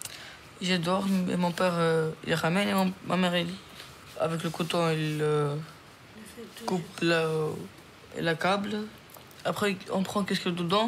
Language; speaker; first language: French; early bilingual, other home language; Romanian